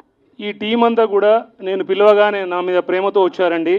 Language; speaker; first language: Telugu; native; Telugu